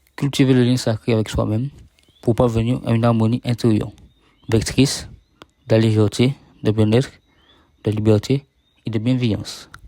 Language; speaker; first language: French; native; French